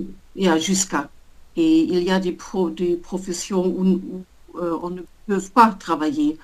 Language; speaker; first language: French; non-native, learner; German